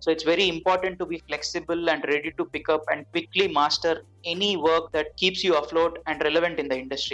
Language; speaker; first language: English; non-native, local second language; Telugu